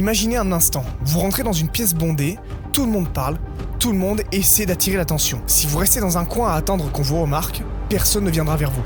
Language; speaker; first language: French; native; French